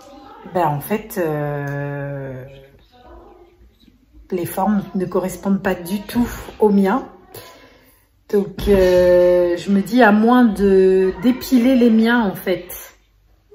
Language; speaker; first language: French; native; French